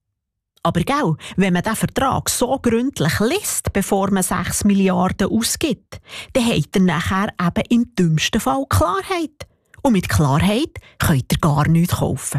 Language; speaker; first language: German; native; German